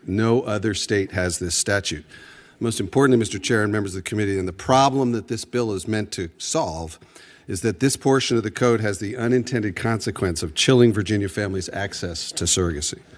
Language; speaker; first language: English; native; English